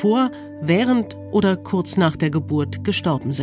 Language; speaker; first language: German; native; German